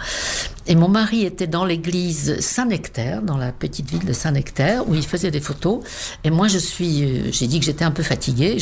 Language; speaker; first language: French; non-native, fluent; Czech